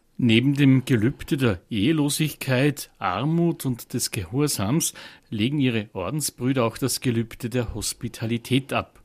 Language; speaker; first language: German; native; German